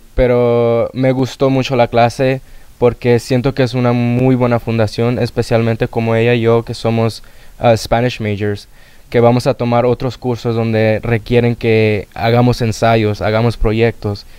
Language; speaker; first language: Spanish; early bilingual, heritage; Spanish